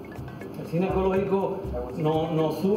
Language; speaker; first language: Spanish; native; Spanish